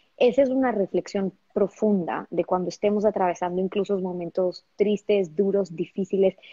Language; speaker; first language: Spanish; native; Spanish